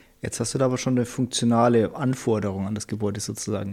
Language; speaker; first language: German; native; German